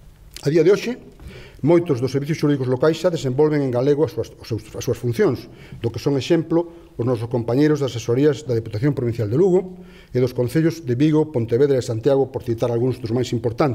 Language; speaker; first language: Galician; native; Galician